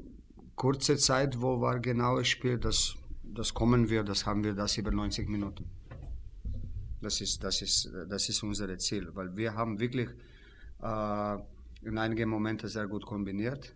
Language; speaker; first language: German; non-native, fluent; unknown